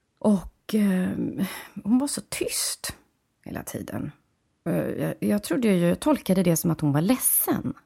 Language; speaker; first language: Swedish; native; Swedish